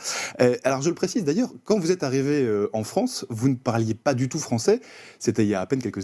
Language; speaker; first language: French; native; French